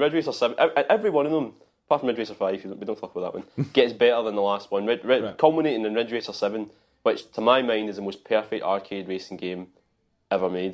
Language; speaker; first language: English; native; English